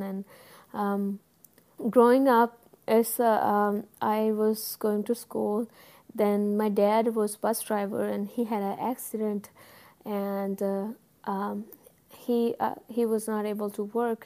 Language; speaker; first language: English; non-native, local second language; Punjabi